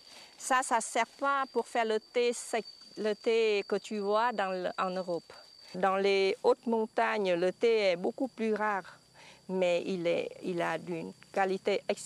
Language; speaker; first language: French; non-native, fluent; Vietnamese